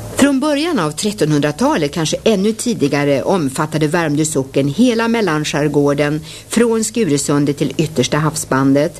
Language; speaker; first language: Swedish; native; Swedish